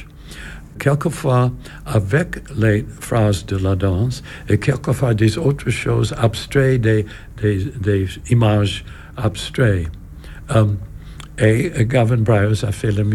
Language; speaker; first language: French; non-native, learner; English